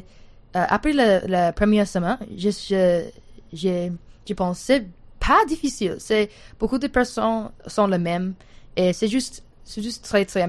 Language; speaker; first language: French; non-native, learner; English